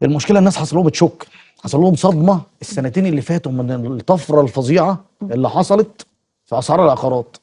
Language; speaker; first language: Arabic; native; Arabic